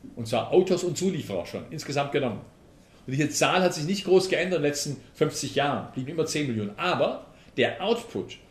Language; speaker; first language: German; native; German